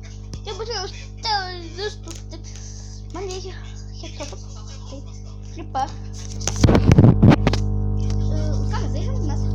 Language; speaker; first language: Russian; non-native, learner; Lithuanian